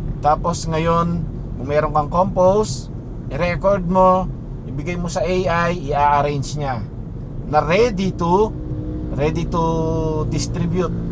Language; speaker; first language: Filipino; non-native, local second language; Pampanga